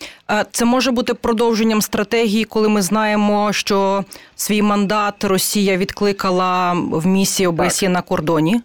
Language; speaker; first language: Ukrainian; native; Ukrainian